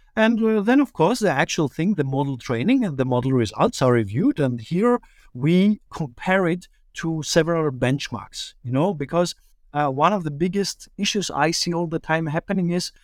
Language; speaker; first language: English; early bilingual, other home language; German